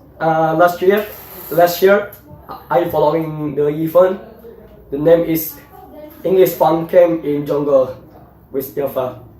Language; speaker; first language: English; non-native, learner; Indonesian